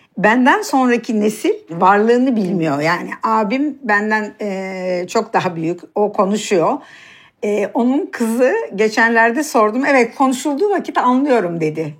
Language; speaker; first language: Turkish; native; Turkish